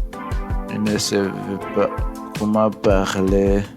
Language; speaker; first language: French; non-native, learner; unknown